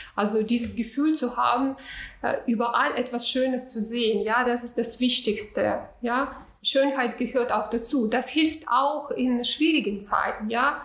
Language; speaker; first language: German; non-native, fluent; Russian